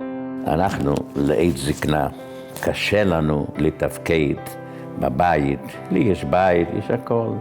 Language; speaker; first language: Hebrew; non-native, fluent; Yiddish